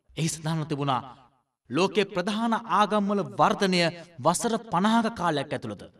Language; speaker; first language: Sinhala; non-native, local second language; Tamil